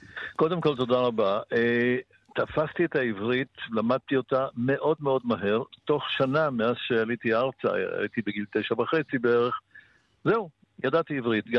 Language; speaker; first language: Hebrew; early bilingual, other home language; Polish